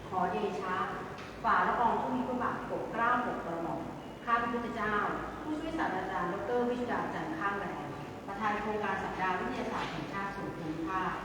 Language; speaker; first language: Thai; native; Thai